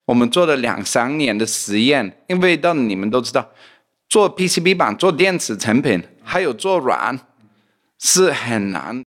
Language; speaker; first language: Chinese; non-native, fluent; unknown